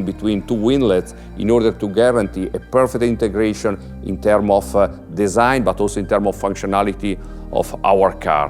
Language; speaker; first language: English; non-native, fluent; Italian